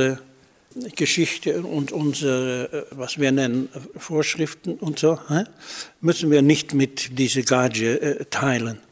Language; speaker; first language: German; non-native, fluent; Dutch